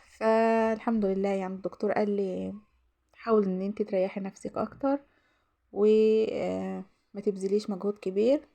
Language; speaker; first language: Arabic; native; Arabic